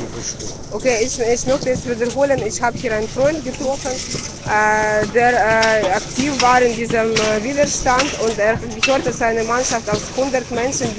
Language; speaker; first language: German; non-native, fluent; Ukrainian